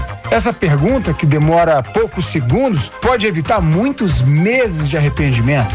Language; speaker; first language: Portuguese; native; Portuguese